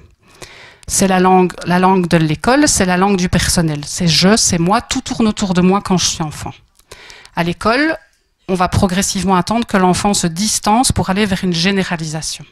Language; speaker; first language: French; native; French